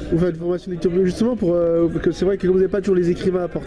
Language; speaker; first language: French; native; French